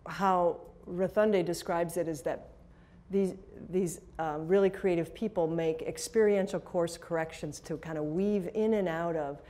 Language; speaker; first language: English; native; English